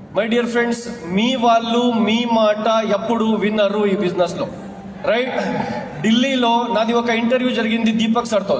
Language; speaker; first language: Telugu; non-native, local second language; Urdu